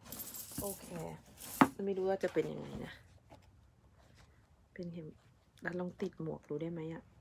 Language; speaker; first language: Thai; native; Thai